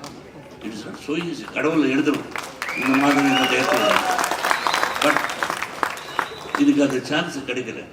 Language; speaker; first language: Tamil; non-native, learner; Telugu